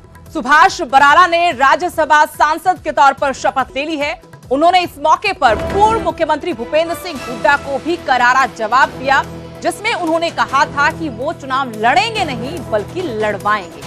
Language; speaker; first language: Hindi; native; Hindi